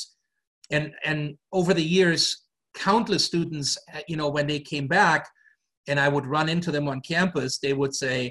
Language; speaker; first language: English; non-native, fluent; German